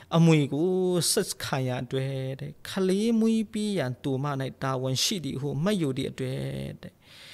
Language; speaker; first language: Burmese; non-native, local second language; Tedim Chin